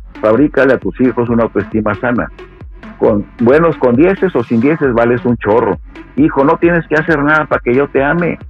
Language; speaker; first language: Spanish; native; Spanish